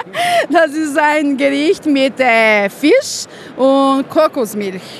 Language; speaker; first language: German; non-native, fluent; Portuguese